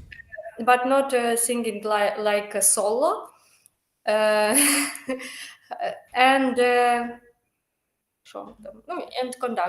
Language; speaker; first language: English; non-native, learner; Ukrainian